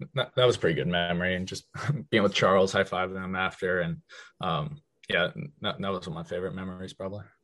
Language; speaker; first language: English; native; English